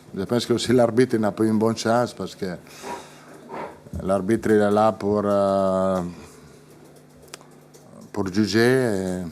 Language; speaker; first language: French; non-native, fluent; Italian